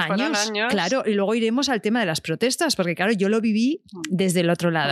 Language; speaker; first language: Spanish; native; Spanish